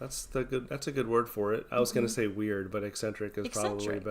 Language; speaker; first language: English; native; English